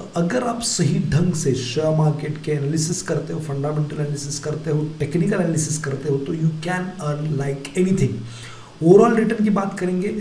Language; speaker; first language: Hindi; non-native, local second language; Marathi